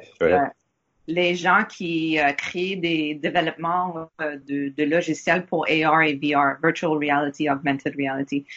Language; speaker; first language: French; non-native, learner; English